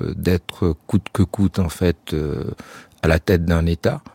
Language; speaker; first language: French; non-native, local second language; Arabic